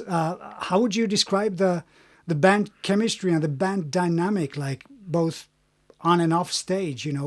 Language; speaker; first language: English; non-native, fluent; Finnish